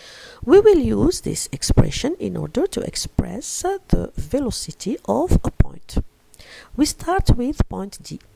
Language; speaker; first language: English; non-native, fluent; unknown